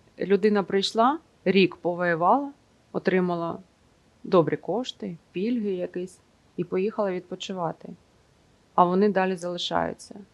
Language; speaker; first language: Ukrainian; non-native, local second language; Russian